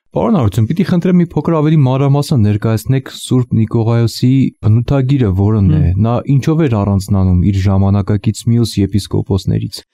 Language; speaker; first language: Armenian; native; Armenian